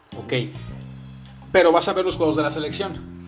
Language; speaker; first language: Spanish; native; Spanish